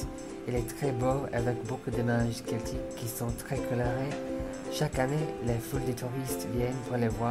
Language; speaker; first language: French; non-native, learner; English